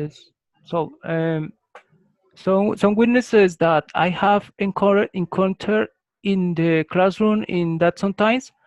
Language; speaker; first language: English; non-native, learner; Spanish